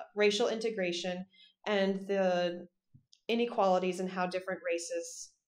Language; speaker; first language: English; native; English